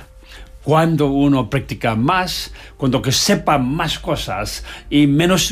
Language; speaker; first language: Spanish; non-native, learner; Tibetan